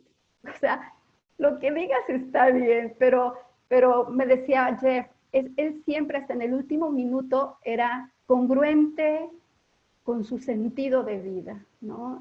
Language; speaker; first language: Spanish; native; Spanish